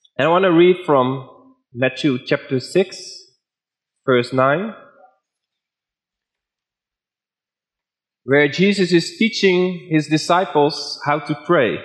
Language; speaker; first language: English; non-native, fluent; Dutch